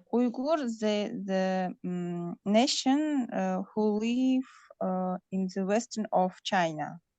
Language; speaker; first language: English; non-native, learner; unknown